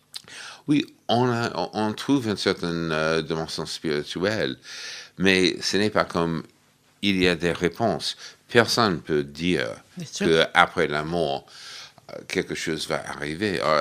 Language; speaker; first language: French; non-native, fluent; English